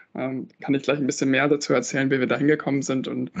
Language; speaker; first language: German; native; German